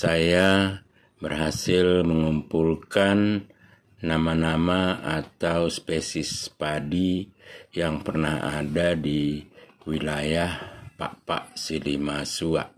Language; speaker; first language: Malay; non-native, local second language; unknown